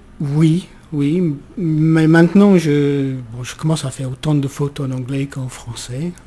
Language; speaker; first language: French; non-native, fluent; English